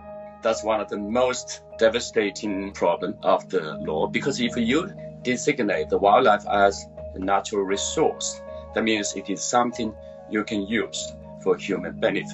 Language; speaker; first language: English; non-native, fluent; Chinese